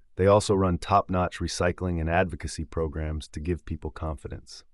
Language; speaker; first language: English; native; English